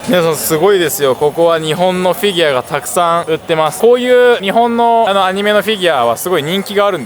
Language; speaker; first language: Japanese; native; Japanese